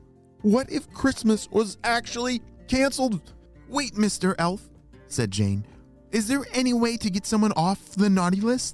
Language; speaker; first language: English; native; English